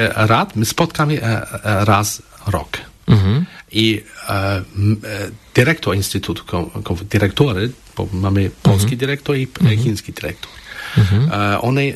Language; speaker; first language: Polish; non-native, learner; Chinese